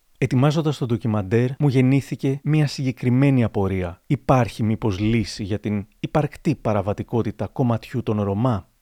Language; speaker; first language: Greek; native; Greek